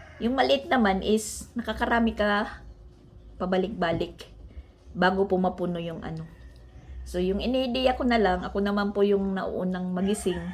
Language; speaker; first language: Filipino; non-native, local second language; Waray